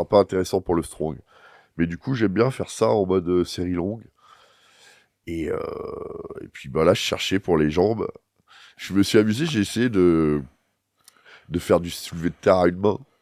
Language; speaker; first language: French; native; French